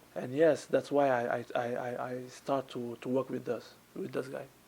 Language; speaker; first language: English; non-native, learner; French